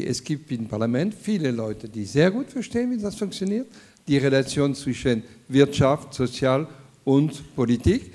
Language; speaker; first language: German; non-native, fluent; French